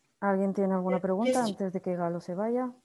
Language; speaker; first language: Spanish; native; Spanish